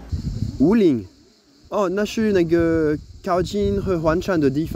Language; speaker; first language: Chinese; non-native, fluent; French